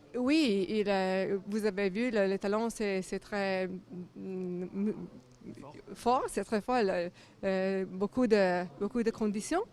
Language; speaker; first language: French; non-native, learner; Italian